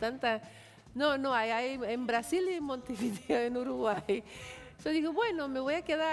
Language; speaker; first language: Spanish; non-native, fluent; Portuguese